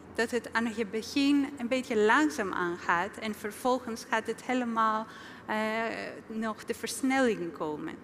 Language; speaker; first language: Dutch; non-native, fluent; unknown